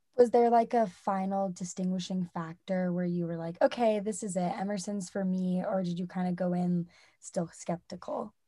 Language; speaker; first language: English; native; English